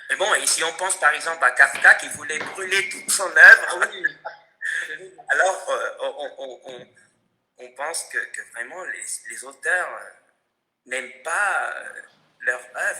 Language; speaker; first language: French; non-native, fluent; Spanish